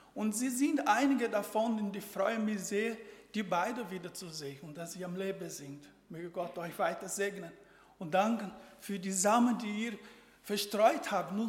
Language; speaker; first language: German; non-native, fluent; Portuguese